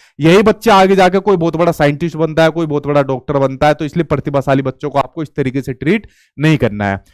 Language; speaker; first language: Hindi; native; Hindi